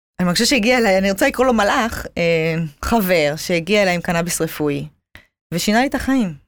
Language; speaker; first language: Hebrew; native; Hebrew